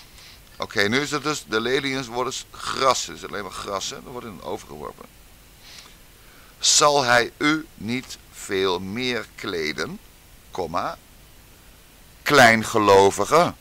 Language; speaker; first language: Dutch; native; Dutch